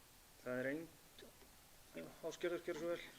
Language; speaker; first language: Icelandic; native; Icelandic